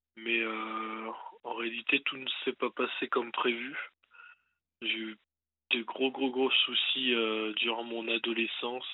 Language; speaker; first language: French; native; French